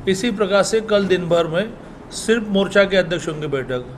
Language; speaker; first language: Hindi; non-native, local second language; Marathi